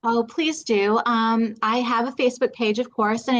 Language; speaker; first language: English; native; English